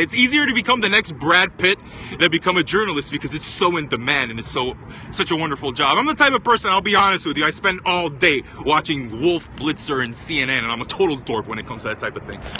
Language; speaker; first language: English; non-native, fluent; Spanish